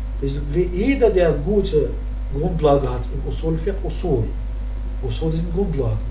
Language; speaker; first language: German; non-native, learner; Arabic